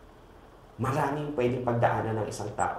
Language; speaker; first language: Filipino; native; Filipino